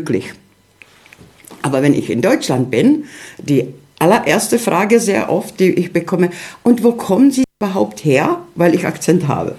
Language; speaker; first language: German; early bilingual, heritage; Czech